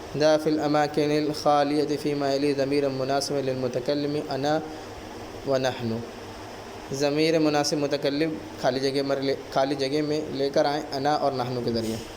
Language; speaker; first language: Urdu; native; Urdu